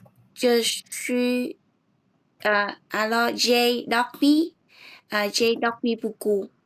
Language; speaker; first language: French; non-native, learner; English